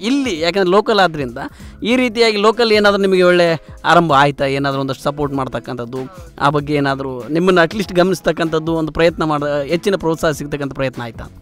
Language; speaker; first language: Kannada; native; Kannada